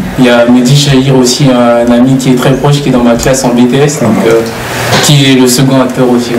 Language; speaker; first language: French; native; French